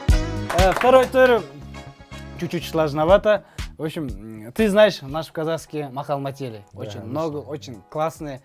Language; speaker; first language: Russian; non-native, learner; Kazakh